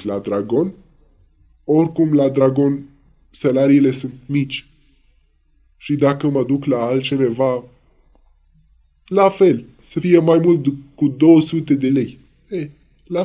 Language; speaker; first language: Romanian; non-native, learner; Arabic